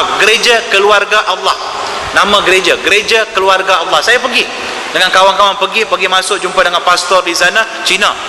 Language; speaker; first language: Malay; non-native, local second language; Tamil